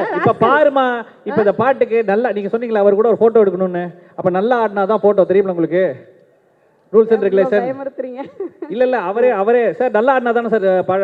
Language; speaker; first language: Tamil; native; Tamil